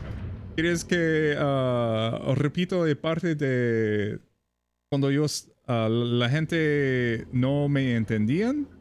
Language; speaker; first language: Spanish; non-native, fluent; English